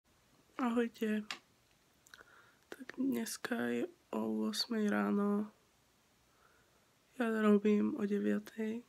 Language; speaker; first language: Slovak; early bilingual, heritage; Slovak